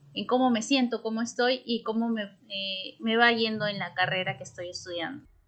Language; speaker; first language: Spanish; native; Spanish